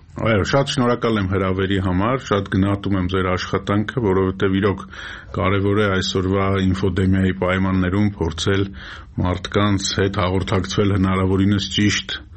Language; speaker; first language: Armenian; native; Armenian